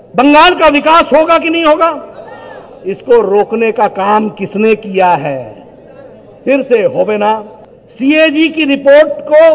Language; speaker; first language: Hindi; native; Hindi